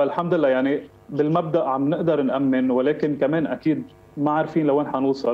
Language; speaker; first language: Arabic; native; Arabic